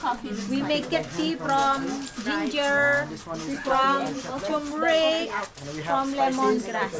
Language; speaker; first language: English; non-native, learner; Balinese